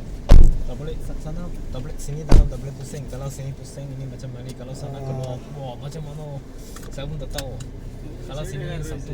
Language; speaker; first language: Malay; non-native, local second language; Chinese